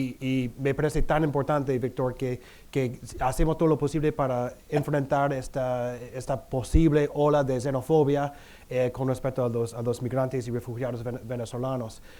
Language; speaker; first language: Spanish; non-native, fluent; English